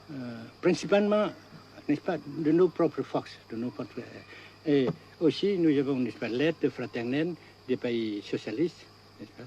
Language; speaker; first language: French; non-native, fluent; Vietnamese